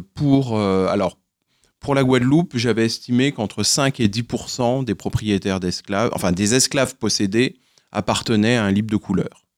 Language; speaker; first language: French; native; French